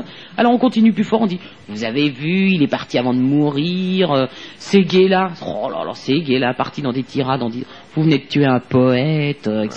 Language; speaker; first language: French; native; French